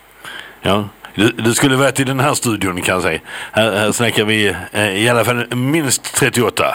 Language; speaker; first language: Swedish; native; Swedish